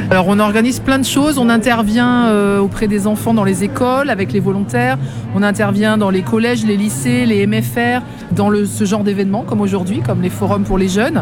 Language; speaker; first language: French; native; French